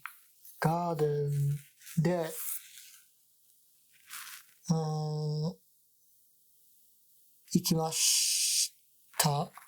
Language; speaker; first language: Japanese; non-native, learner; English